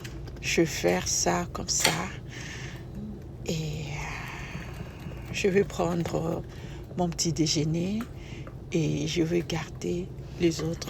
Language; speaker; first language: French; non-native, local second language; Lingala